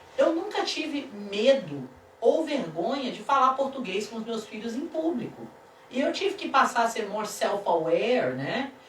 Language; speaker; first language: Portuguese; native; Portuguese